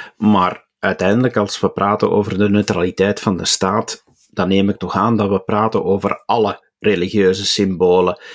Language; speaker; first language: Dutch; native; Dutch